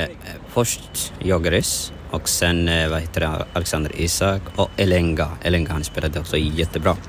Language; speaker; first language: Swedish; non-native, learner; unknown